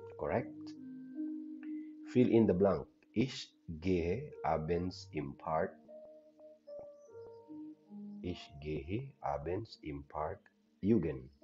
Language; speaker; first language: German; non-native, learner; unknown